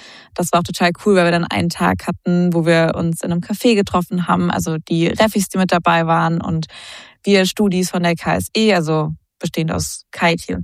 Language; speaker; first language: German; native; German